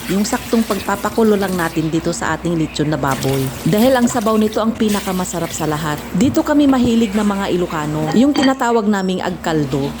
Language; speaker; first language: Filipino; non-native, local second language; Iloko